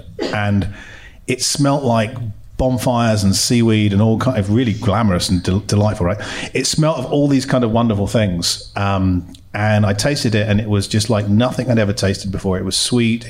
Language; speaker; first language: English; native; English